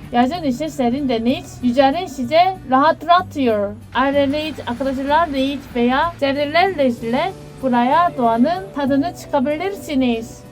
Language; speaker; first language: Turkish; non-native, learner; Korean